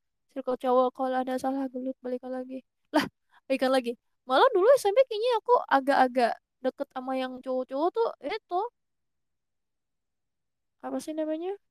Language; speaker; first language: Indonesian; native; Indonesian